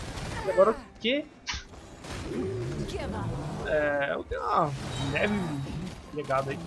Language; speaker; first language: Portuguese; native; Portuguese